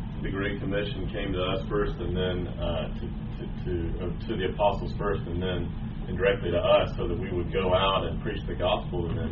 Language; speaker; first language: English; native; English